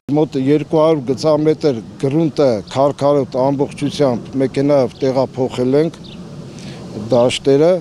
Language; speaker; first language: Armenian; native; Armenian